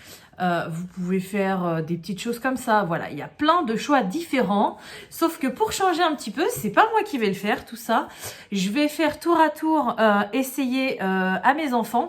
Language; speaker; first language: French; native; French